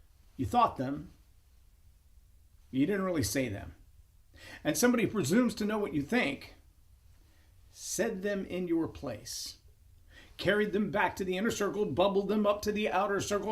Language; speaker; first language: English; native; English